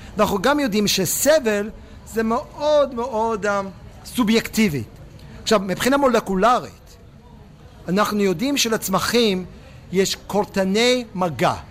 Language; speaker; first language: Hebrew; non-native, fluent; English